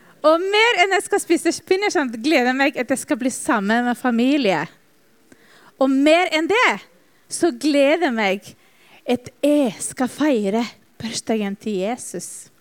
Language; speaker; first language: Norwegian; non-native, fluent; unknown